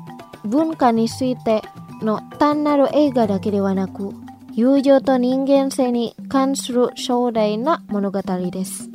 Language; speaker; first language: Japanese; non-native, fluent; Indonesian